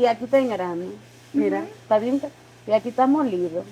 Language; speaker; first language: Spanish; native; Spanish